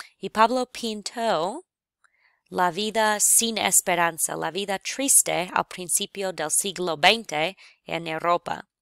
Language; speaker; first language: Spanish; non-native, fluent; English